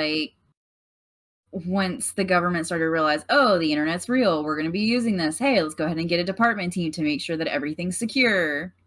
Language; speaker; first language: English; native; English